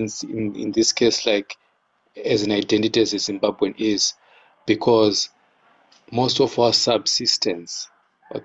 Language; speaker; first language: English; non-native, local second language; Shona